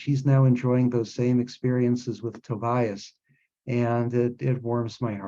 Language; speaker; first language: English; native; English